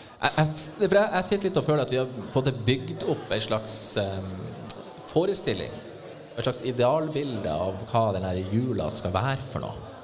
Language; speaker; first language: Norwegian; native; Norwegian